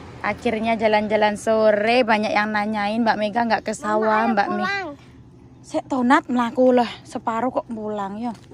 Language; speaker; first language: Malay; non-native, local second language; Javanese